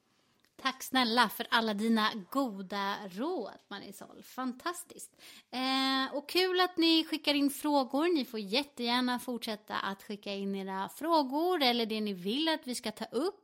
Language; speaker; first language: Swedish; native; Swedish